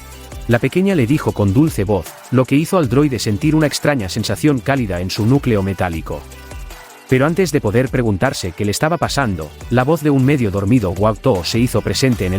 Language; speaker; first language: Spanish; native; Spanish